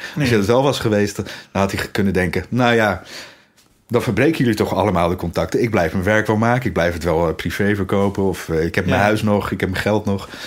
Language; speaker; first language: Dutch; native; Dutch